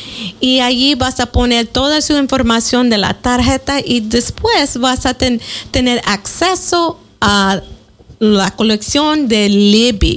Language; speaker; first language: Spanish; early bilingual, heritage; Spanish